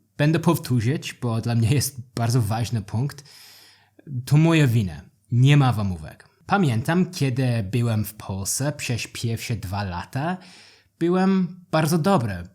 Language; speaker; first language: Polish; non-native, learner; English